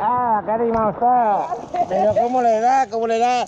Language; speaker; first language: Spanish; native; Spanish